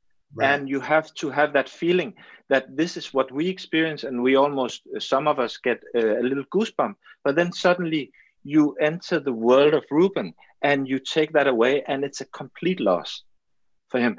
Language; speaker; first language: English; non-native, fluent; Danish